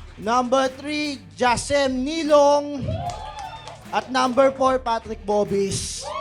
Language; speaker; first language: Filipino; native; Filipino